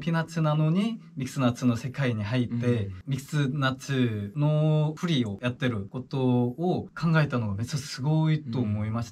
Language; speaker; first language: Japanese; non-native, fluent; Korean